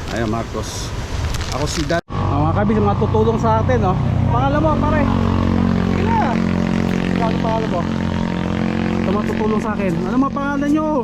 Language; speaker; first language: Filipino; native; Filipino